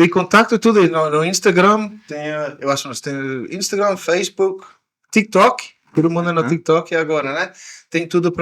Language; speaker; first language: Portuguese; non-native, learner; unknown